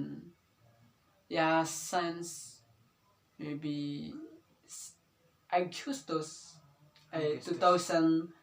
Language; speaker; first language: English; non-native, learner; Indonesian